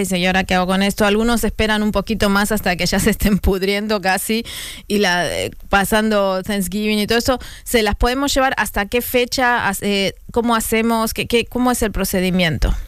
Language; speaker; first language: Spanish; native; Spanish